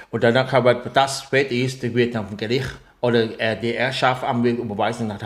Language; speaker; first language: German; non-native, learner; Thai